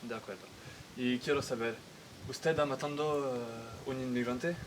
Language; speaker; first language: Spanish; non-native, learner; French